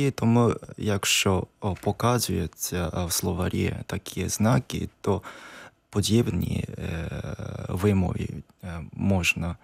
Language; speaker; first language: Ukrainian; non-native, learner; Japanese